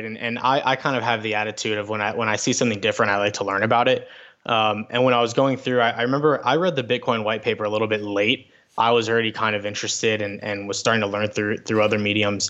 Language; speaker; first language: English; native; English